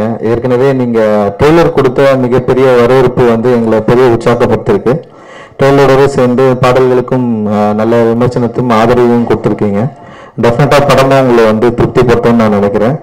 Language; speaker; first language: Tamil; native; Tamil